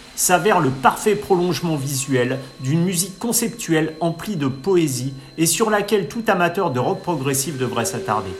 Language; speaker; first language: French; native; French